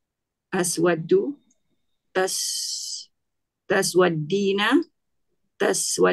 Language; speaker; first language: Arabic; non-native, learner; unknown